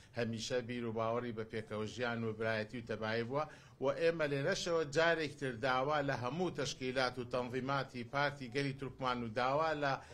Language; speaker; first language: Central Kurdish; non-native, local second language; Azerbaijani